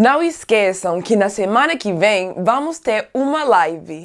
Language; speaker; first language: Portuguese; non-native, fluent; English